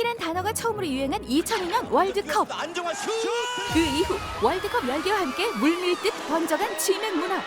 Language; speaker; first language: Korean; native; Korean